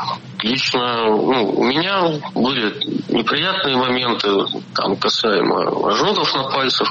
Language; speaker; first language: Russian; native; Russian